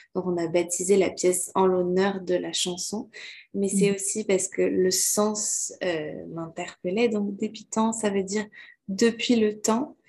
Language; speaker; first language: French; native; French